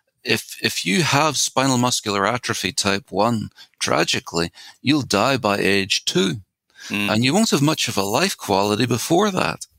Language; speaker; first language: English; native; English